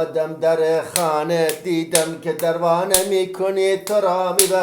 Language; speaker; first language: Persian; native; Persian